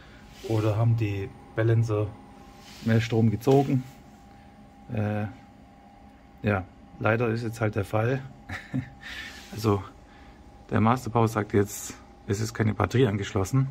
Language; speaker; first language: German; native; German